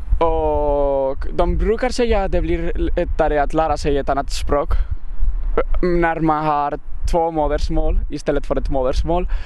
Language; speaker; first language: Swedish; non-native, fluent; Basque